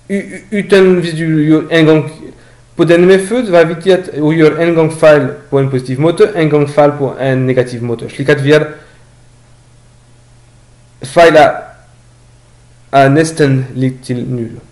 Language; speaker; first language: Norwegian; non-native, learner; French